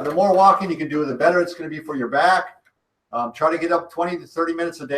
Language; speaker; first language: English; native; English